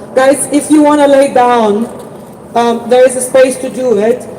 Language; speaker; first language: English; non-native, fluent; Ukrainian